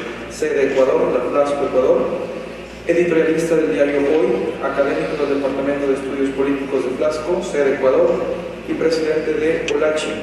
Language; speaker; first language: Spanish; native; Spanish